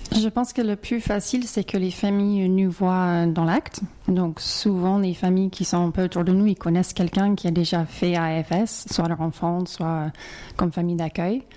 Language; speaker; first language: French; non-native, fluent; English